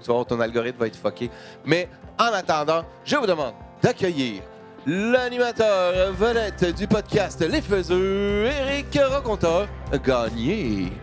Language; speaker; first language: French; native; French